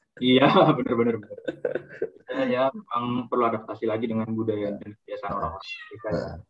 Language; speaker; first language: Indonesian; native; Indonesian